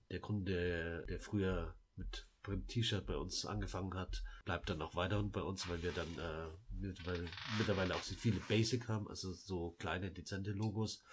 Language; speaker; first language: German; early bilingual, other home language; Lao